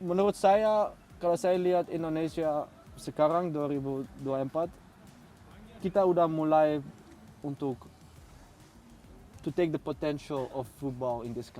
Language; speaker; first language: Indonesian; non-native, fluent; Dutch